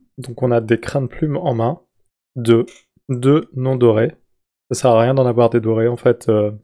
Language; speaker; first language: French; native; French